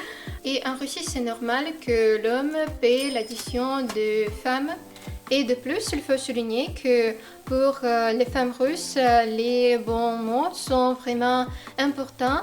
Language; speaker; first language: French; non-native, fluent; Russian